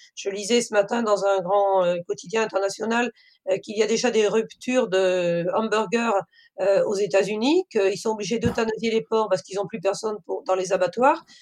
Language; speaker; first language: French; native; French